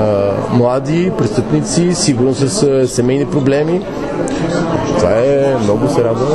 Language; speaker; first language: Bulgarian; non-native, fluent; French